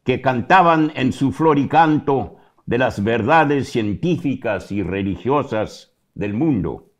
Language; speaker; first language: Spanish; early bilingual, heritage; Spanish